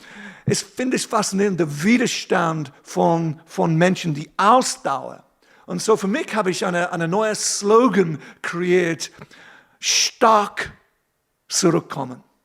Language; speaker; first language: German; non-native, fluent; English